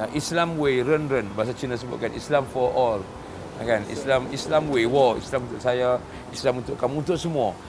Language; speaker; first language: Malay; non-native, local second language; Chinese